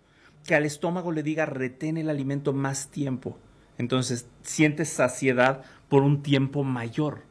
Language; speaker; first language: Spanish; native; Spanish